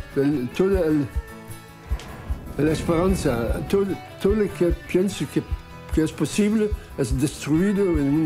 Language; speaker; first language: Spanish; non-native, learner; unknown